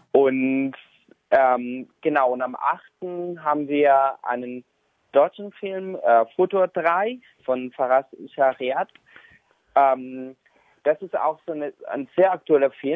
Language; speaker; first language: German; non-native, fluent; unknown